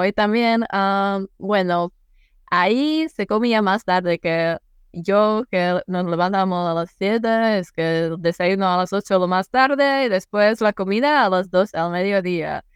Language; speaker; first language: Spanish; non-native, fluent; Czech